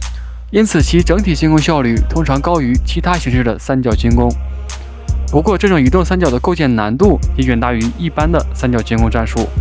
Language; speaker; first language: Chinese; native; Chinese